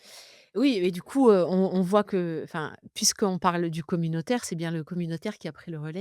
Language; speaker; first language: French; native; French